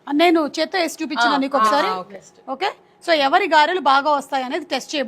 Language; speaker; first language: Telugu; native; Telugu